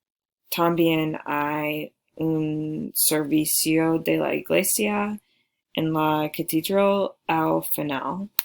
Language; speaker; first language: Spanish; non-native, learner; English